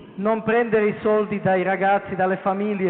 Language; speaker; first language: Italian; non-native, fluent; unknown